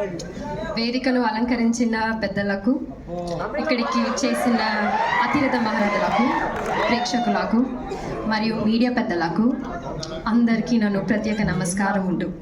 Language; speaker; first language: Telugu; non-native, learner; Malayalam